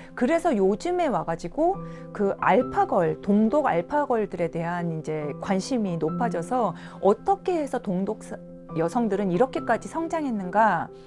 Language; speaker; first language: Korean; native; Korean